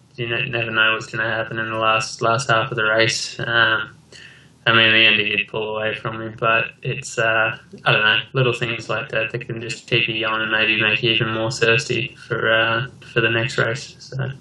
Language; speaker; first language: English; native; English